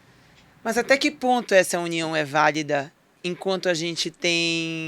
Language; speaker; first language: Portuguese; native; Portuguese